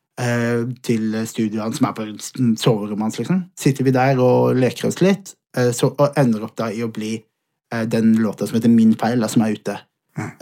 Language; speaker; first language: Norwegian; early bilingual, other home language; Somali